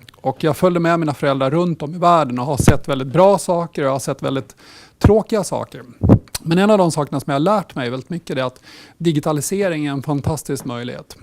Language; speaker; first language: Swedish; early bilingual, heritage; Swedish